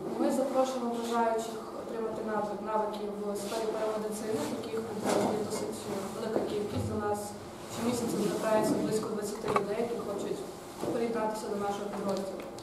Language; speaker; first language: Ukrainian; native; Ukrainian